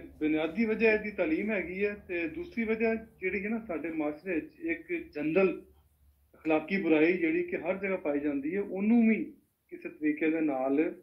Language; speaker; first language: Punjabi; native; Punjabi